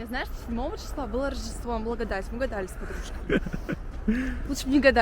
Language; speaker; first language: Russian; native; Russian